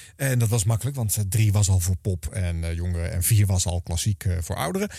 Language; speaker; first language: Dutch; native; Dutch